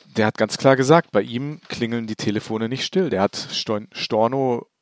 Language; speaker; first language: German; native; German